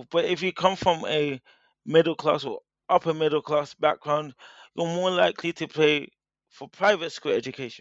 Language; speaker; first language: English; native; English